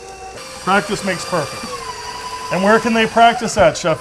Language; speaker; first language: English; native; English